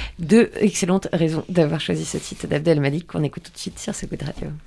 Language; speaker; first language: French; native; French